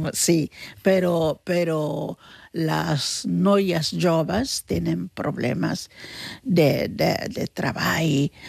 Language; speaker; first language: Catalan; non-native, fluent; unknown